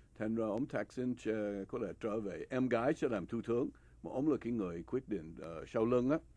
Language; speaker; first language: Vietnamese; non-native, fluent; English